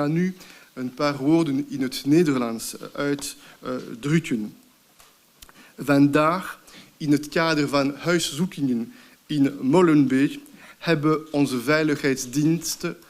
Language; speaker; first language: Dutch; non-native, local second language; French